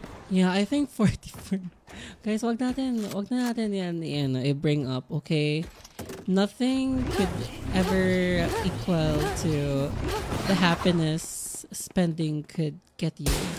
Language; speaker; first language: English; non-native, local second language; Filipino